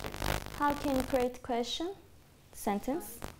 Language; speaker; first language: English; non-native, fluent; Turkish